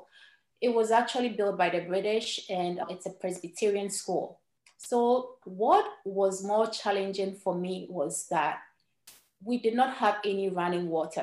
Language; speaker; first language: English; non-native, local second language; Ewe